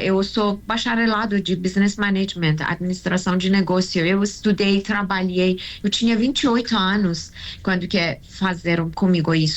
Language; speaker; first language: Portuguese; non-native, learner; Persian